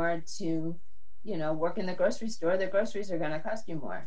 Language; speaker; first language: English; native; English